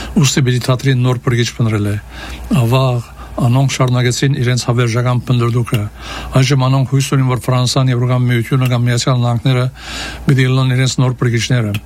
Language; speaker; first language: Armenian; early bilingual, heritage; Armenian